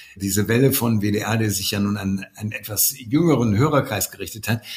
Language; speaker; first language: German; native; German